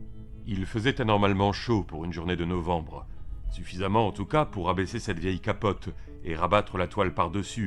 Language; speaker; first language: French; native; French